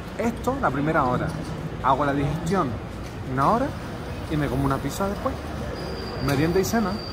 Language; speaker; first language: Spanish; native; Spanish